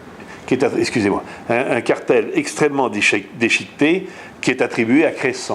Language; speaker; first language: French; native; French